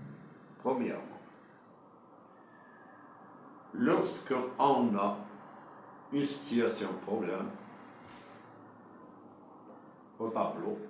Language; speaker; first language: French; non-native, local second language; Arabic